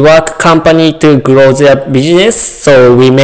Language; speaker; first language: English; non-native, learner; Japanese